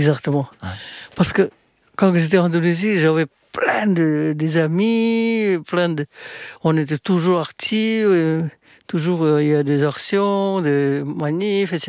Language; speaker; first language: French; non-native, fluent; Indonesian